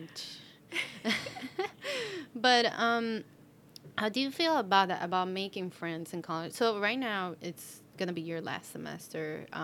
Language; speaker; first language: English; non-native, fluent; Spanish